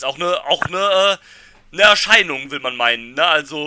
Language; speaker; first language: German; native; German